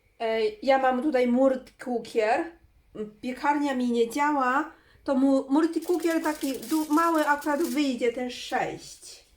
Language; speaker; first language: Polish; non-native, learner; Chinese